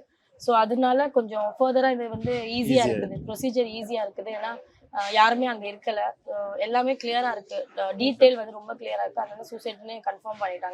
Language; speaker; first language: Tamil; native; Tamil